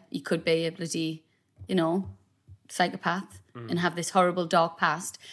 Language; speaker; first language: English; native; English